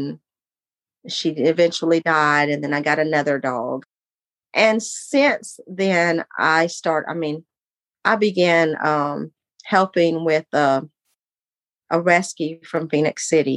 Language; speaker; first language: English; native; English